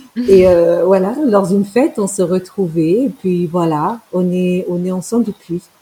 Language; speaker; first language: French; non-native, fluent; Spanish